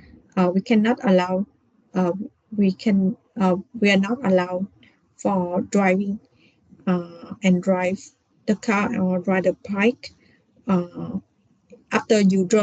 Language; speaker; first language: English; non-native, learner; Vietnamese